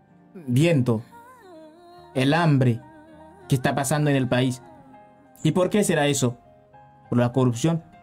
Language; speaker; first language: Spanish; non-native, learner; Haitian Creole